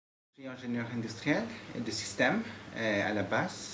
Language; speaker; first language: French; non-native, fluent; Spanish